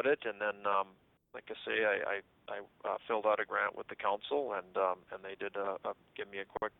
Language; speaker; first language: English; native; English